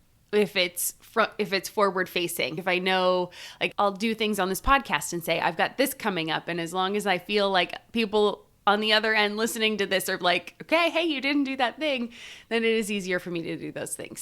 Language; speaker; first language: English; native; English